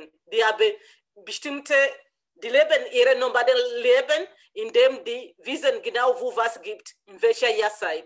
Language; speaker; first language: German; non-native, learner; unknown